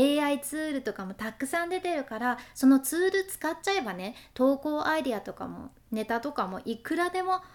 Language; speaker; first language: Japanese; native; Japanese